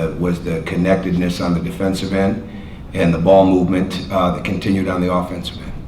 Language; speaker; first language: English; native; English